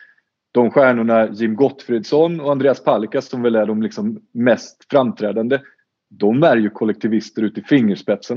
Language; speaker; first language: Swedish; native; Swedish